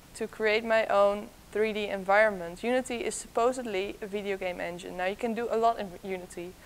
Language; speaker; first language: English; non-native, fluent; Dutch